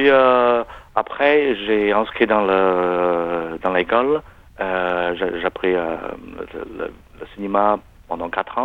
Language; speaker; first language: French; non-native, learner; Chinese